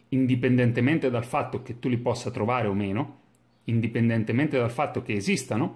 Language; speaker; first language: English; non-native, fluent; Italian